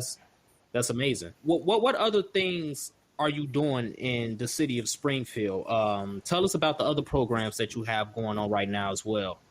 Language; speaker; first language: English; native; English